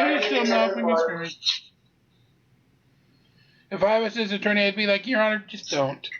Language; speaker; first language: English; native; English